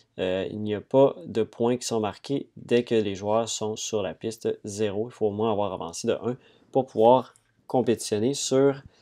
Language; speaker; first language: French; native; French